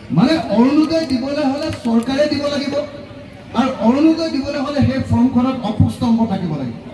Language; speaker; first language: Assamese; native; Assamese